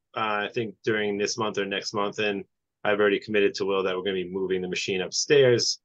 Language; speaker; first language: English; native; English